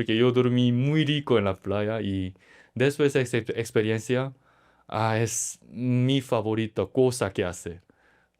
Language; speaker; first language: Spanish; non-native, learner; Korean